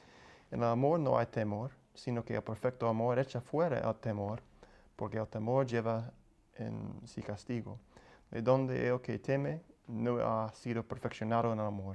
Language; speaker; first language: Spanish; non-native, learner; English